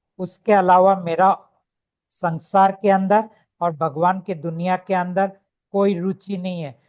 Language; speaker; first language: Hindi; non-native, local second language; Bangla